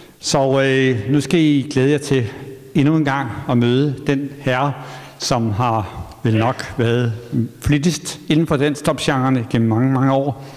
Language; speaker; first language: Danish; native; Danish